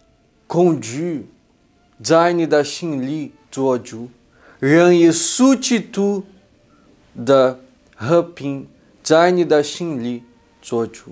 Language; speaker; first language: Chinese; non-native, fluent; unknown